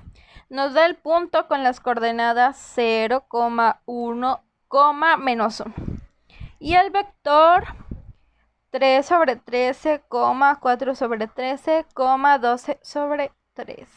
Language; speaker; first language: Spanish; native; Spanish